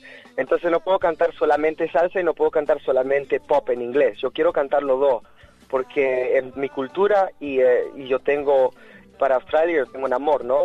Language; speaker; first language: Spanish; early bilingual, heritage; Spanish